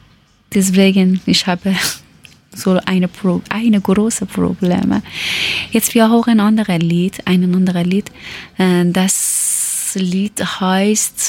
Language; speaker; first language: German; non-native, learner; Persian